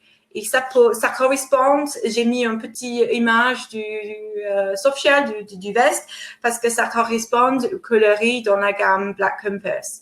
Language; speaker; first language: French; non-native, fluent; English